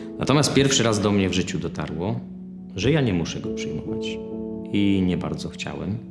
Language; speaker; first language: Polish; native; Polish